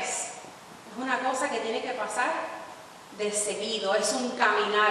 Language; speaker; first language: Spanish; early bilingual, heritage; Spanish